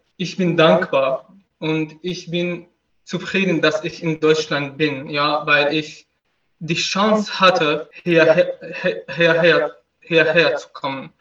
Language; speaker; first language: German; non-native, learner; Arabic